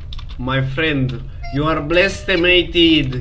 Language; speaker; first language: English; non-native, learner; Romanian